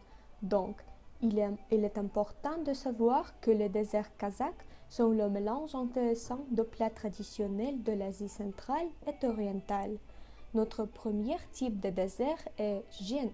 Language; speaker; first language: French; non-native, learner; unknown